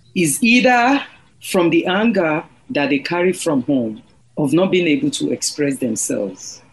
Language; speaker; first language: English; non-native, local second language; Yoruba